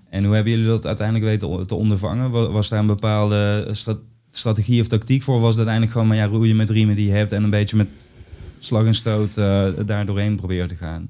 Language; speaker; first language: Dutch; native; Dutch